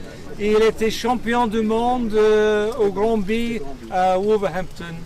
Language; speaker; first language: French; non-native, learner; English